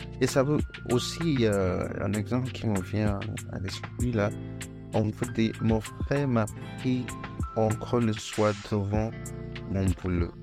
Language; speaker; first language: French; non-native, fluent; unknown